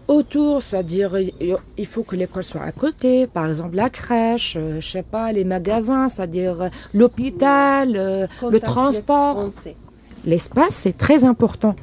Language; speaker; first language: French; non-native, local second language; Arabic